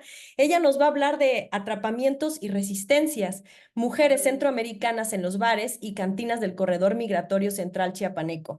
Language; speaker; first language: Spanish; native; Spanish